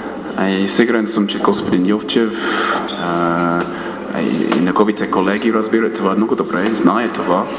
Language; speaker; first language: Bulgarian; non-native, fluent; English